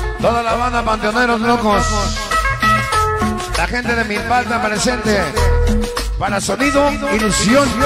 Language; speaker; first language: Spanish; native; Spanish